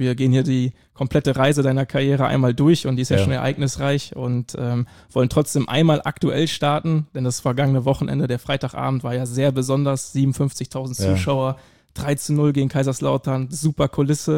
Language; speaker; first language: German; native; German